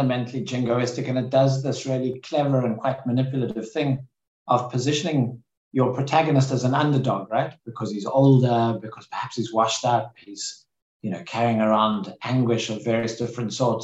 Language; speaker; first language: English; native; English